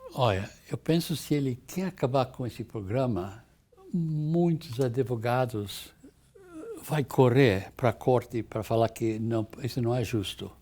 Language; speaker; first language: Portuguese; non-native, fluent; English